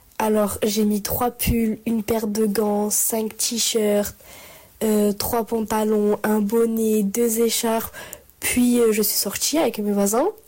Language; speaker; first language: French; native; French